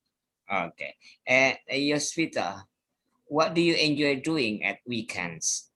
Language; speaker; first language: English; non-native, fluent; Indonesian